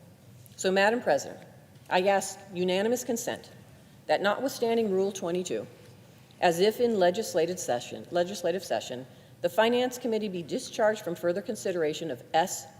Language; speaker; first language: English; native; English